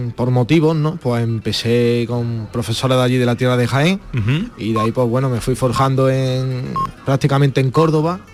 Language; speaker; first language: Spanish; native; Spanish